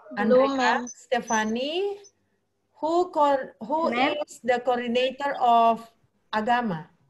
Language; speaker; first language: English; non-native, fluent; Indonesian